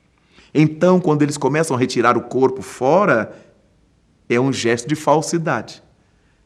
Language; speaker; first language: Portuguese; native; Portuguese